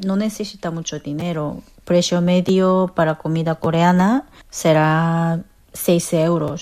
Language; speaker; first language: Spanish; non-native, learner; Korean